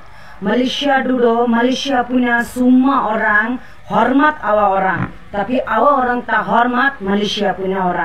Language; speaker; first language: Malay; non-native, learner; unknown